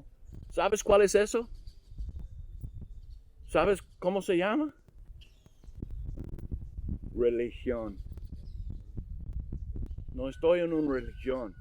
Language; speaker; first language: Spanish; non-native, learner; English